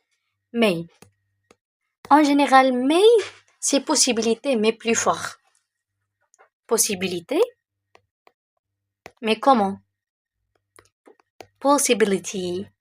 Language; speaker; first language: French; non-native, local second language; Arabic